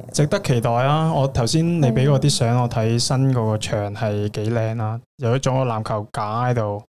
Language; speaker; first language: Cantonese; native; Cantonese